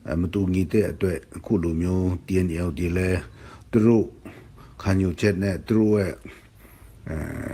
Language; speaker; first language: Burmese; non-native, local second language; Kachin